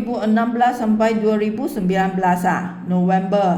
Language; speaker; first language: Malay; non-native, local second language; Chinese